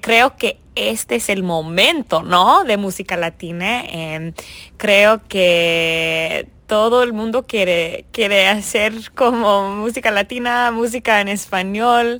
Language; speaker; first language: Spanish; early bilingual, heritage; English